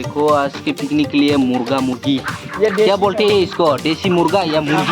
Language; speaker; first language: Hindi; non-native, local second language; Kok Borok